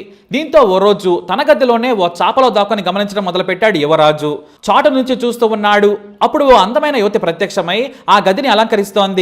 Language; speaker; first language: Telugu; native; Telugu